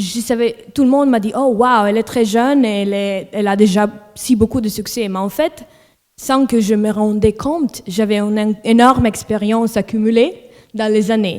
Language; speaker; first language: French; non-native, local second language; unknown